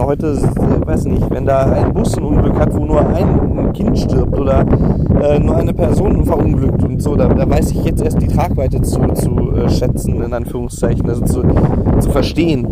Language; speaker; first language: German; native; German